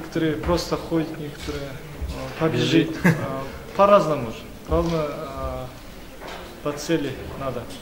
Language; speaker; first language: Russian; non-native, local second language; Kazakh